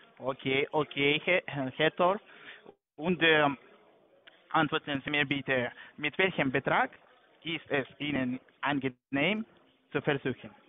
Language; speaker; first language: German; non-native, learner; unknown